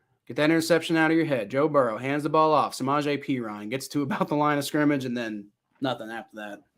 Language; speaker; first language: English; native; English